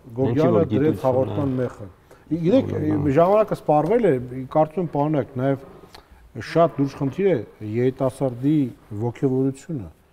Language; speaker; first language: Armenian; native; Armenian